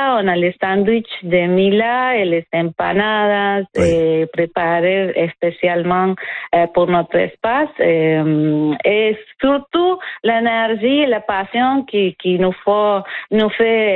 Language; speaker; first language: French; non-native, fluent; Spanish